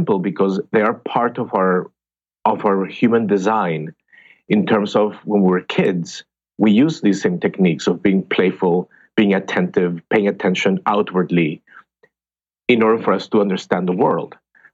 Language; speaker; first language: English; non-native, fluent; Spanish